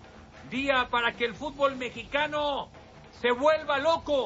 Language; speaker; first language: Spanish; native; Spanish